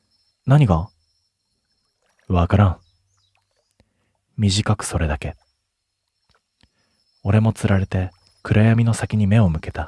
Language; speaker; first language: Japanese; native; Japanese